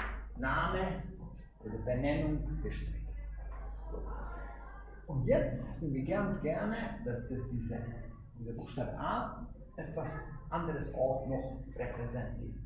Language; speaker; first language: German; non-native, fluent; Hungarian